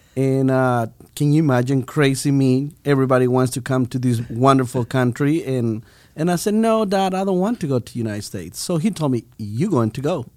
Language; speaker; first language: English; non-native, fluent; Spanish